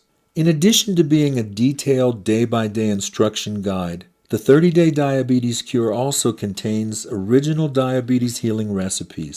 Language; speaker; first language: English; native; English